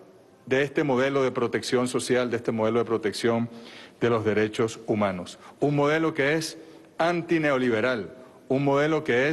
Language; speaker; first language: Spanish; native; Spanish